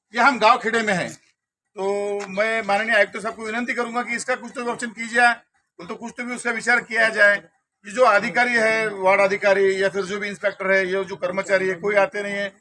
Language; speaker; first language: Hindi; non-native, local second language; Marathi